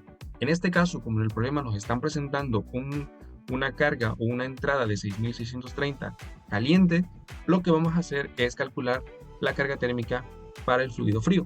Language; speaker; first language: Spanish; native; Spanish